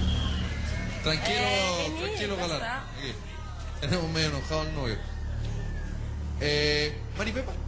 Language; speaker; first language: Spanish; native; Spanish